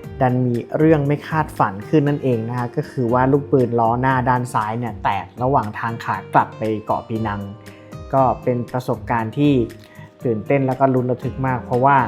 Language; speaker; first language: Thai; native; Thai